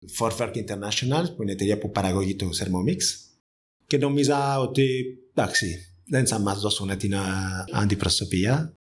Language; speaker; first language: Greek; non-native, fluent; French